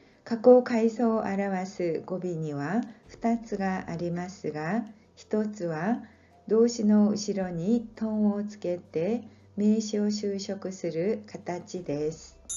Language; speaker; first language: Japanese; non-native, fluent; Korean